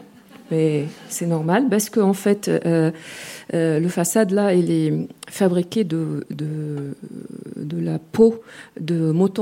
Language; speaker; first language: French; non-native, fluent; Arabic